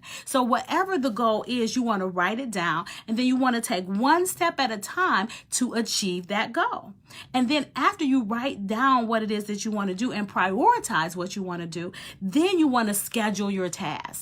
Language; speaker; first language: English; native; English